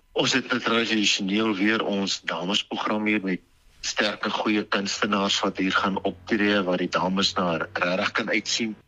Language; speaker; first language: Afrikaans; native; Afrikaans